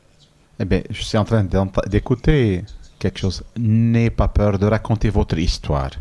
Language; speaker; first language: French; non-native, fluent; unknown